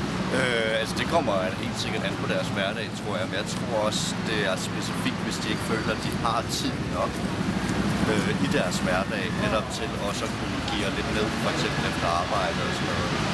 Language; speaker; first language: Danish; native; Danish